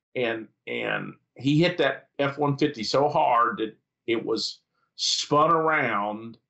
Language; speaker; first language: English; native; English